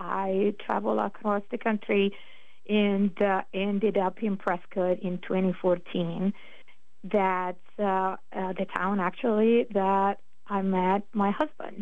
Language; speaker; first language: English; non-native, fluent; Italian